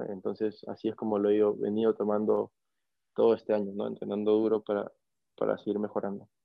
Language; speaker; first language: Spanish; native; Spanish